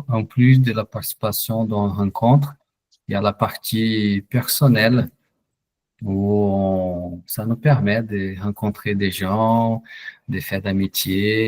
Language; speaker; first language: French; non-native, fluent; Portuguese